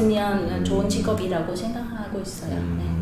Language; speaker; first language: Korean; non-native, learner; Vietnamese